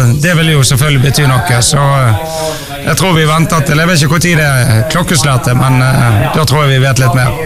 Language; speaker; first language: Norwegian; native; Norwegian